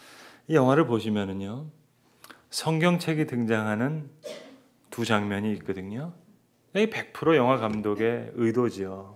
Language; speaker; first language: Korean; native; Korean